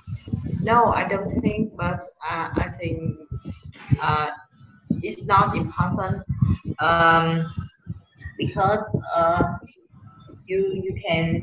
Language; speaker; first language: English; non-native, learner; Vietnamese